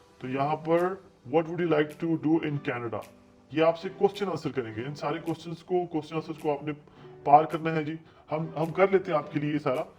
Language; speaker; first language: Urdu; non-native, local second language; Punjabi